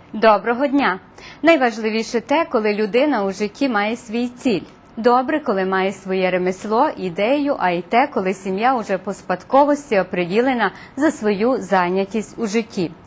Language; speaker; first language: Ukrainian; native; Ukrainian